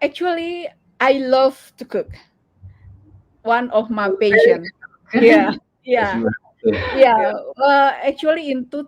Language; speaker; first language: English; non-native, learner; Indonesian